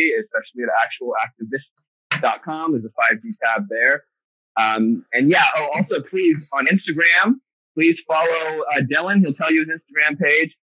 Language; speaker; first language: English; native; English